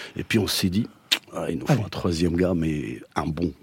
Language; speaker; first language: French; native; French